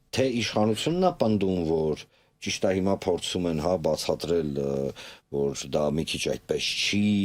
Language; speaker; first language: Armenian; native; Armenian